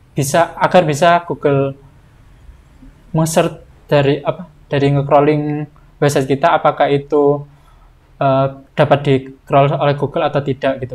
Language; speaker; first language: Indonesian; native; Indonesian